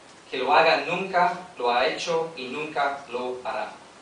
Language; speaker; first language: Spanish; non-native, learner; English